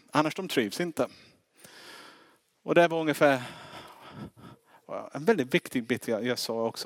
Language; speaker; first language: Swedish; non-native, fluent; English